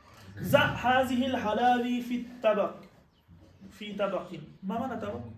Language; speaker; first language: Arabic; non-native, fluent; Urdu